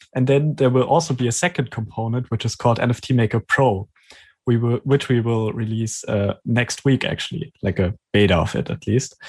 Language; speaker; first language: English; non-native, fluent; German